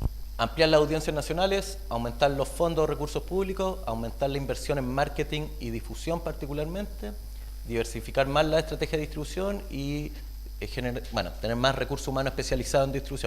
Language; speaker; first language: Spanish; native; Spanish